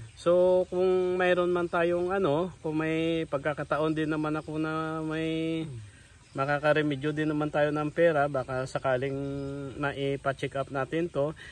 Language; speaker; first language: Filipino; non-native, local second language; Hiligaynon